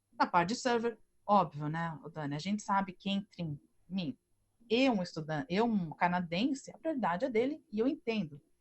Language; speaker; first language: Portuguese; native; Portuguese